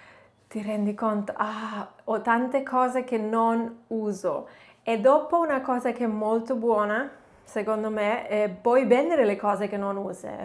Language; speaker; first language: Italian; non-native, fluent; Catalan